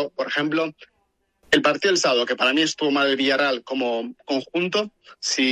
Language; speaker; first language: Spanish; native; Spanish